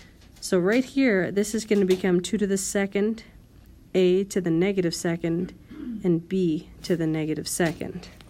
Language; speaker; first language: English; native; English